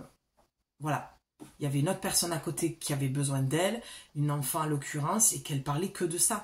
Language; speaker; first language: French; native; French